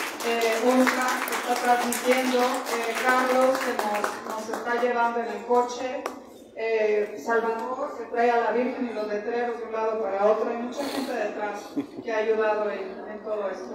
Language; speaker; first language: Spanish; native; Spanish